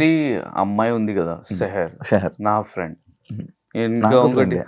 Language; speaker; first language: Telugu; non-native, learner; Hindi